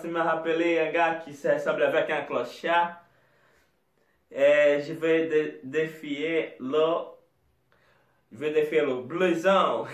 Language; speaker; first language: French; non-native, learner; Portuguese